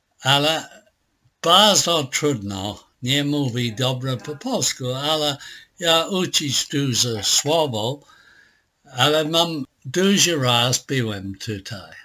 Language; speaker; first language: Polish; non-native, learner; English